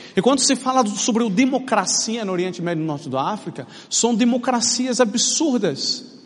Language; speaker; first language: Portuguese; non-native, fluent; Arabic